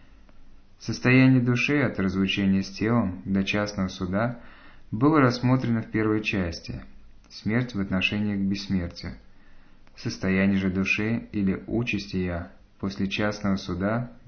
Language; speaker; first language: Russian; native; Russian